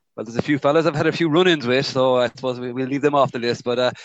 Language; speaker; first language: English; native; English